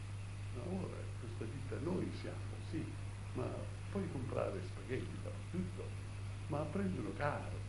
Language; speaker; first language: Italian; early bilingual, heritage; Italian